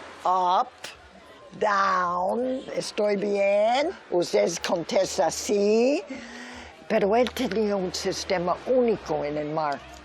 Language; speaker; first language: Spanish; early bilingual, other home language; English